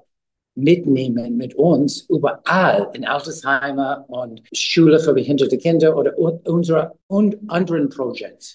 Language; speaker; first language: German; non-native, learner; English